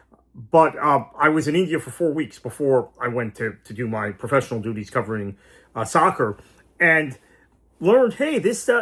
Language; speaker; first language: English; native; English